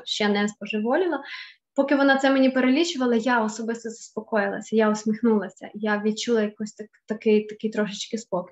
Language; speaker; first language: Ukrainian; native; Ukrainian